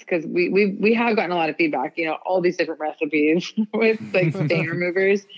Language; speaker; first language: English; native; English